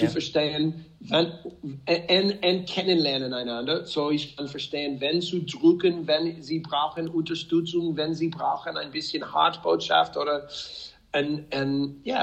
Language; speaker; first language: German; non-native, fluent; English